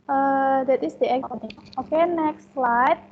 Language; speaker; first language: English; non-native, fluent; Indonesian